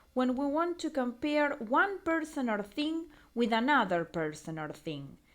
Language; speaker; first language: English; non-native, fluent; Spanish